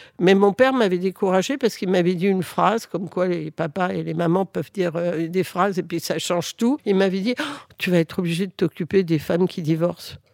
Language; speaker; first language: French; early bilingual, other home language; Spanish